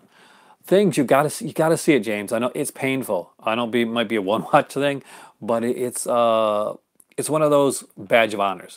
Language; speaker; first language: English; native; English